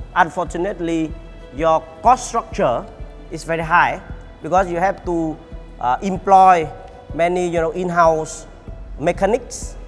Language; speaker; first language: English; non-native, fluent; Vietnamese